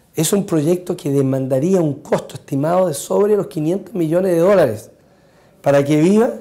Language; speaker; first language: Spanish; native; Spanish